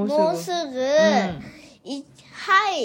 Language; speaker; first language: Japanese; early bilingual, other home language; Korean